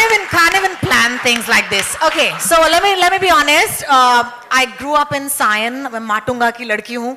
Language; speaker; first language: English; non-native, local second language; Hindi